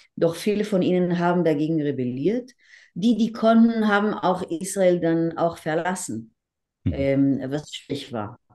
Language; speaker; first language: German; non-native, fluent; Hebrew